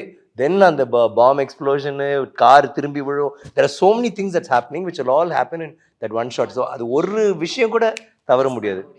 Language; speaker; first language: Tamil; native; Tamil